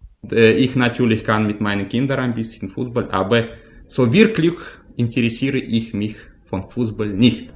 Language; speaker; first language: German; non-native, fluent; Russian